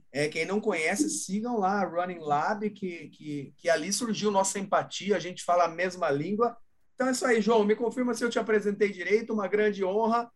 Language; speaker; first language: Portuguese; native; Portuguese